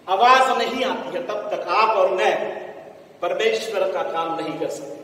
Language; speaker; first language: Hindi; non-native, local second language; Marathi